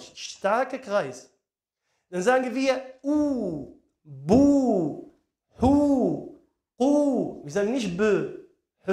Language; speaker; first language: German; non-native, learner; Arabic